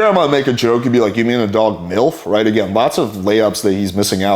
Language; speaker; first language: English; native; English